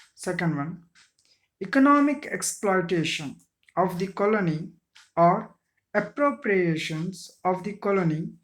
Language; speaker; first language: English; non-native, local second language; Kannada